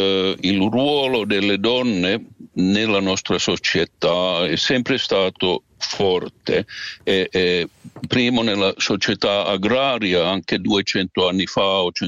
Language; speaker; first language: Italian; non-native, fluent; Finnish